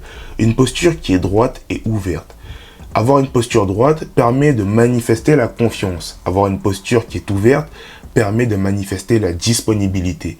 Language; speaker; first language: French; native; French